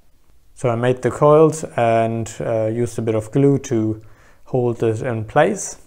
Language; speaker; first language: English; non-native, fluent; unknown